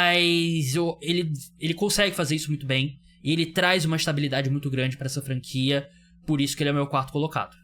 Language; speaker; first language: Portuguese; native; Portuguese